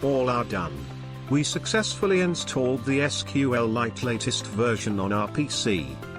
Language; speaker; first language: English; non-native, fluent; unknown